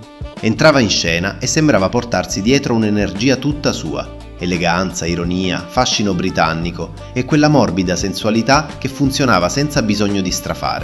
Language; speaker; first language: Italian; native; Italian